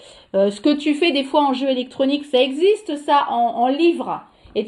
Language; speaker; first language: French; native; French